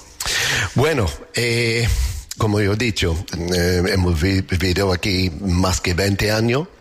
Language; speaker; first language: Spanish; non-native, learner; English